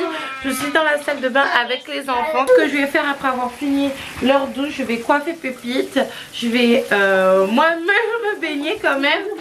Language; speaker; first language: French; native; French